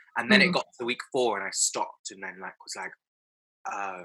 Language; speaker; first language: English; native; English